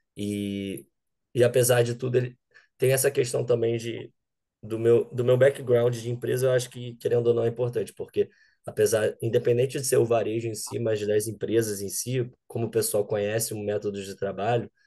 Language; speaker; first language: Portuguese; native; Portuguese